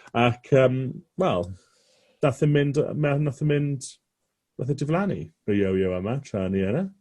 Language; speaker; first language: Welsh; native; Welsh